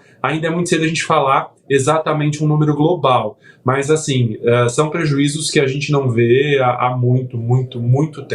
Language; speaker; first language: Portuguese; native; Portuguese